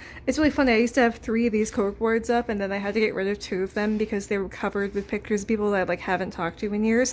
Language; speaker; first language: English; native; English